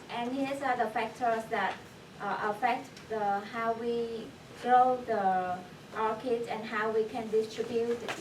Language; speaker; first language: English; non-native, fluent; Vietnamese